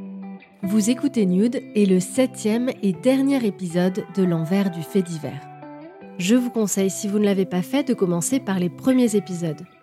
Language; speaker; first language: French; native; French